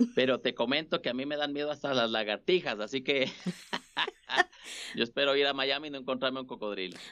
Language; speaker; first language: Spanish; native; Spanish